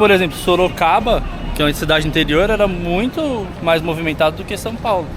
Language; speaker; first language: Portuguese; native; Portuguese